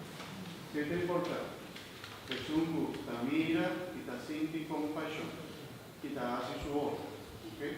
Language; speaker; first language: Spanish; non-native, learner; Papiamento